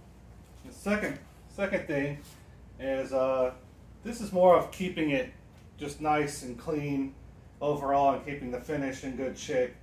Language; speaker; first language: English; native; English